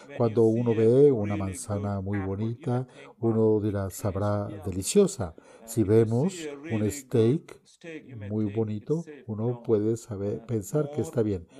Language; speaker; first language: Spanish; non-native, fluent; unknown